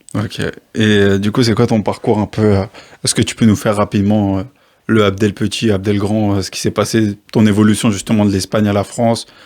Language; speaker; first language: French; native; French